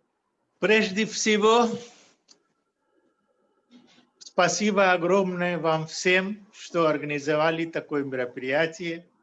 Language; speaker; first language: Russian; non-native, fluent; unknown